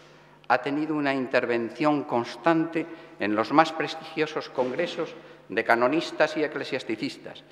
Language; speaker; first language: Spanish; native; Spanish